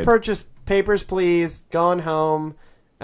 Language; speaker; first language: English; native; English